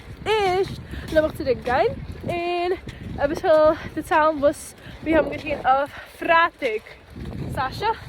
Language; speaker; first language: German; non-native, learner; English